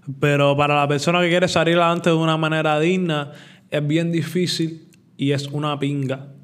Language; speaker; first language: Spanish; native; Spanish